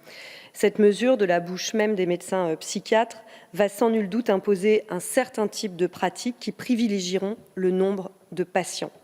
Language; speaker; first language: French; native; French